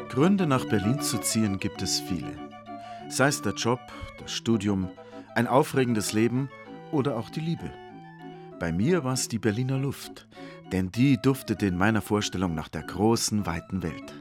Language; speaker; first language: German; native; German